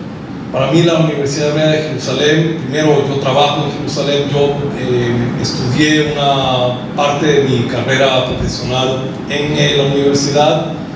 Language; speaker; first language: Spanish; early bilingual, heritage; Spanish